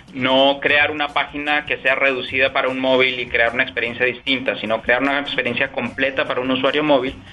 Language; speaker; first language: Spanish; native; Spanish